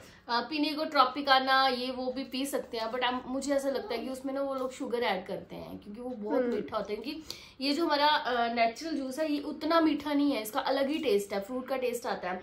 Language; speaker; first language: Hindi; native; Hindi